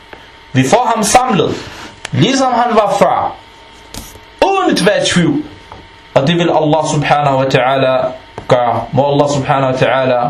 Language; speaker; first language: Danish; non-native, fluent; Arabic